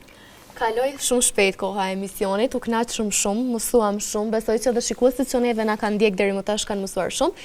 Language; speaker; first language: Albanian; native; Albanian